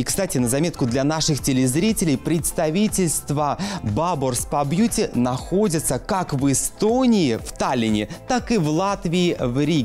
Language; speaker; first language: Russian; native; Russian